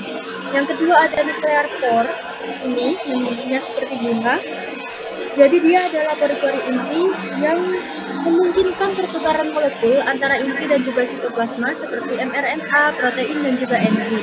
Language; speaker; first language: Indonesian; native; Indonesian